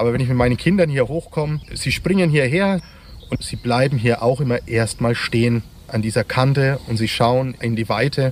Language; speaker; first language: German; native; German